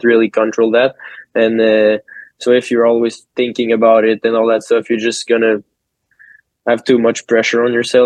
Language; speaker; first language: English; native; English